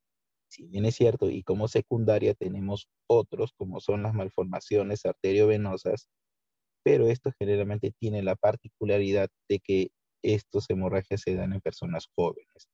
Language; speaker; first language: Spanish; native; Spanish